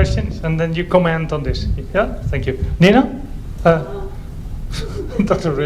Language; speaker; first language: English; non-native, fluent; Dutch